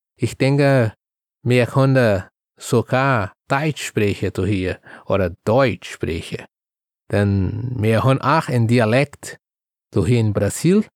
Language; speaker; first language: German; early bilingual, heritage; Portuguese